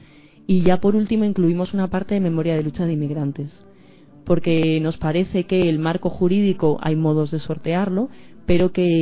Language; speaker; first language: Spanish; native; Spanish